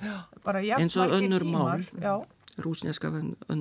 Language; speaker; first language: Icelandic; non-native, learner; Lithuanian